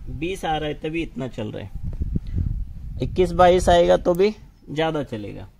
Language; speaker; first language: Hindi; non-native, local second language; Marathi